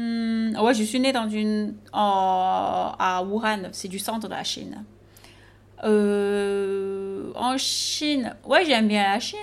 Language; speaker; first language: French; non-native, fluent; Chinese